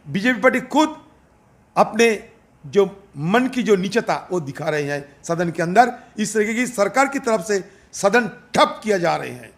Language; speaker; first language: Hindi; non-native, local second language; Bangla